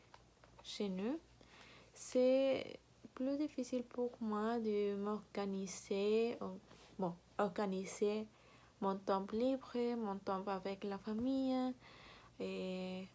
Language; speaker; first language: French; non-native, learner; Spanish